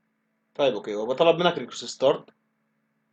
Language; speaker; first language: Arabic; native; Arabic